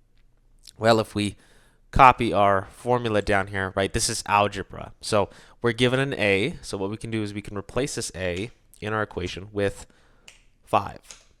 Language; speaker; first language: English; native; English